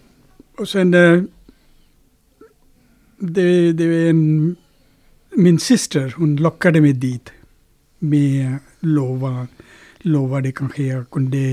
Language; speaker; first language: Swedish; non-native, fluent; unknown